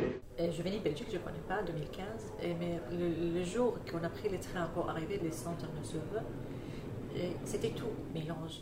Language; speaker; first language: French; non-native, learner; Arabic